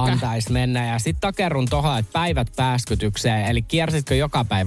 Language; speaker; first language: Finnish; native; Finnish